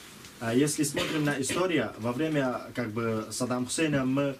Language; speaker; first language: Russian; non-native, learner; Kurdish